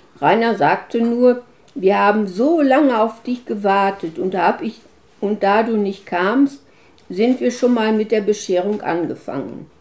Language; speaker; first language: German; native; German